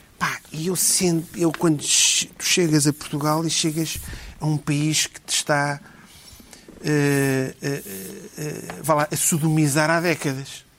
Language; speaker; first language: Portuguese; native; Portuguese